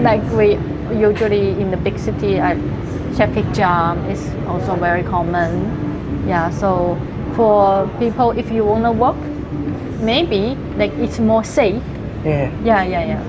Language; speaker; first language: English; non-native, fluent; Chinese